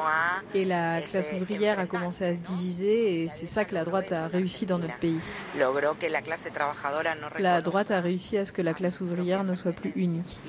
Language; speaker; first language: French; native; French